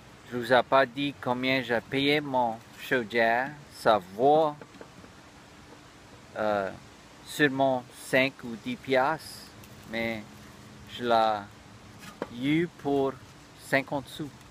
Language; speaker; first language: French; early bilingual, heritage; French